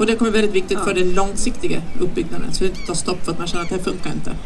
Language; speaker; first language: Swedish; native; Swedish